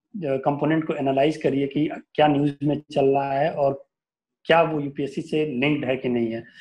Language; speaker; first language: Hindi; native; Hindi